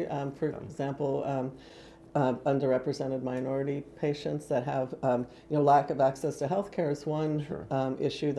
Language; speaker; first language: English; native; English